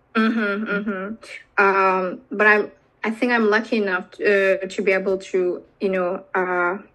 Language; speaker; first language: English; non-native, fluent; Indonesian